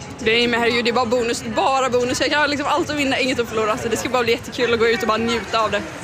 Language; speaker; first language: Swedish; native; Swedish